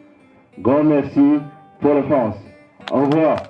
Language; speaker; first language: French; non-native, learner; Sherpa